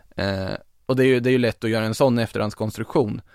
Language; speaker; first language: Swedish; native; Swedish